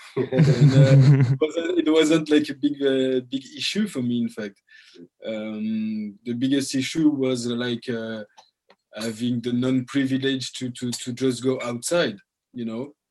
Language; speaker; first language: English; early bilingual, heritage; French